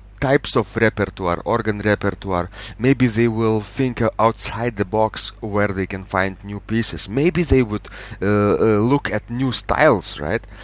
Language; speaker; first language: English; non-native, fluent; Lithuanian